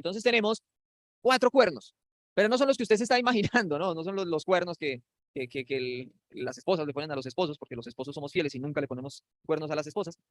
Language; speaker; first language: Spanish; native; Spanish